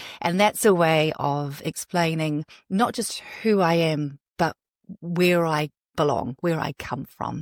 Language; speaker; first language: English; native; English